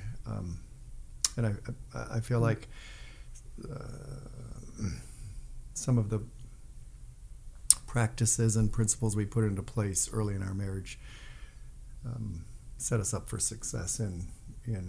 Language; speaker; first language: English; native; English